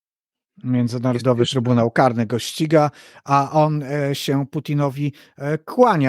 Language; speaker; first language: Polish; native; Polish